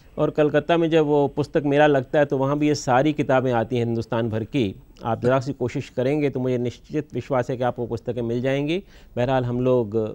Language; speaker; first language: Hindi; native; Hindi